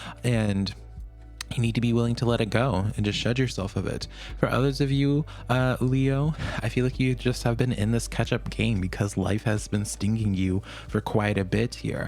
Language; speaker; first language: English; native; English